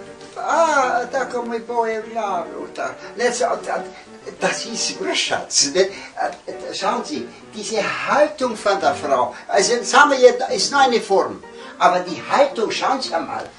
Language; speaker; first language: German; early bilingual, heritage; German